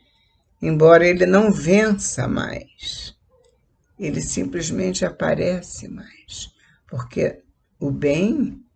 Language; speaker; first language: Portuguese; native; Portuguese